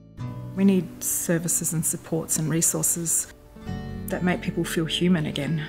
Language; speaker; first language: English; native; English